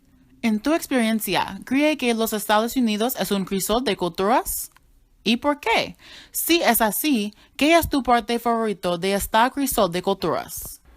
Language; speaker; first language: Spanish; non-native, learner; English